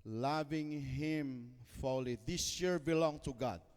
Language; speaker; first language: English; non-native, local second language; Filipino